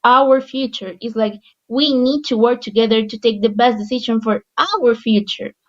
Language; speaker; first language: English; non-native, fluent; Spanish